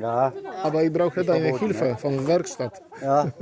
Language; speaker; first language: German; non-native, learner; Polish